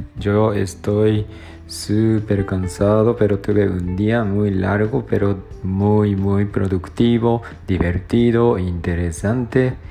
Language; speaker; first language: Spanish; non-native, learner; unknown